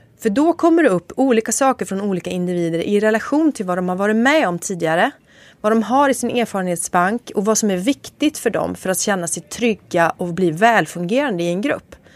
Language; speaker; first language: Swedish; native; Swedish